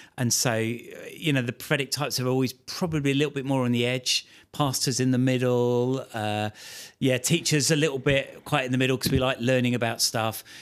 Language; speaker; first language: English; native; English